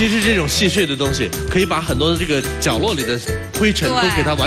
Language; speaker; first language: Chinese; native; Chinese